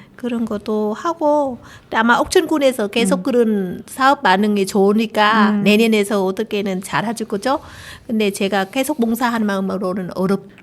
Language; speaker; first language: Korean; non-native, learner; Vietnamese